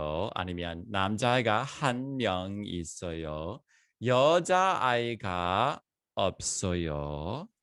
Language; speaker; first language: Korean; non-native, fluent; English